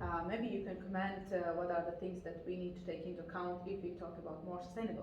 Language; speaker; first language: English; non-native, fluent; Latvian